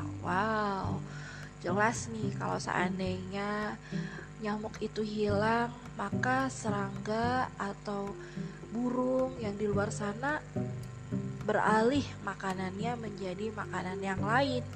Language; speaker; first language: Indonesian; native; Indonesian